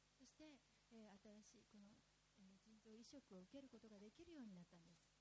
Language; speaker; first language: Japanese; native; Japanese